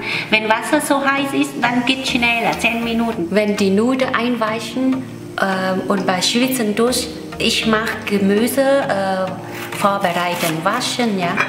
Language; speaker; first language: German; non-native, learner; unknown